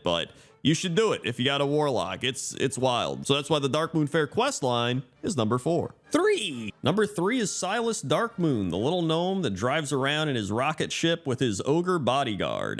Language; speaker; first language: English; native; English